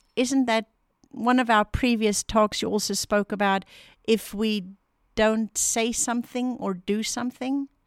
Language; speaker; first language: English; non-native, local second language; Afrikaans